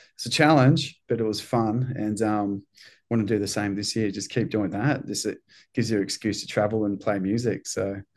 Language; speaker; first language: English; native; English